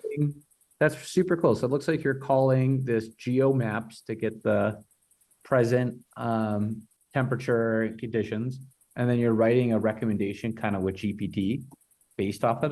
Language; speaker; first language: English; native; English